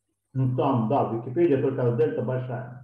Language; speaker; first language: Russian; native; Russian